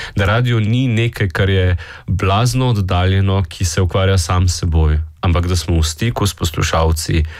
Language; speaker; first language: Slovenian; native; Slovenian